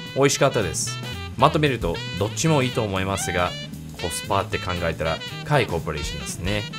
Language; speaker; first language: Japanese; non-native, fluent; English